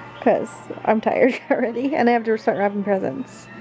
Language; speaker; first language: English; native; English